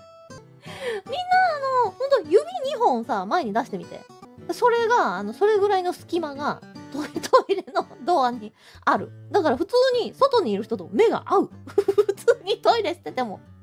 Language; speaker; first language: Japanese; early bilingual, heritage; Japanese